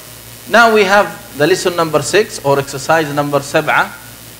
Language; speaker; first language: English; non-native, fluent; Arabic